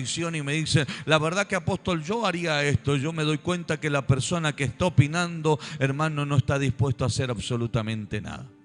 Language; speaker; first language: Spanish; native; Spanish